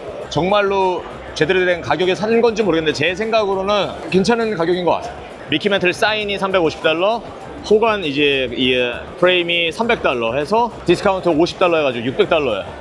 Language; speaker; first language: Korean; native; Korean